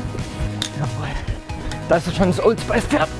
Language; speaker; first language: German; native; German